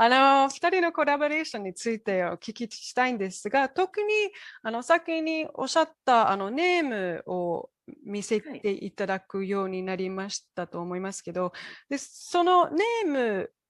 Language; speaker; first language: Japanese; non-native, fluent; English